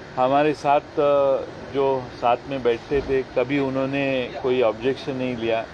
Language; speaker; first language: Hindi; non-native, local second language; Marathi